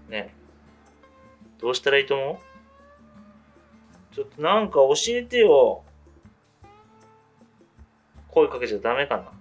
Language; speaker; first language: Japanese; native; Japanese